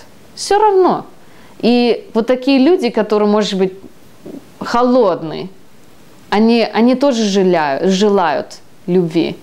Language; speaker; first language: Russian; early bilingual, heritage; Russian